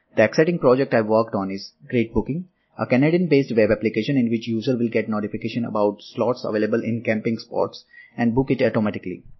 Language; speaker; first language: English; non-native, local second language; Gujarati